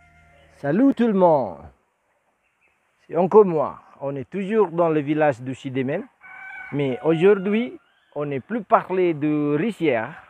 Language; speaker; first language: French; non-native, learner; Indonesian